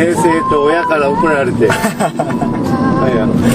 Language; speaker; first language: Japanese; native; Japanese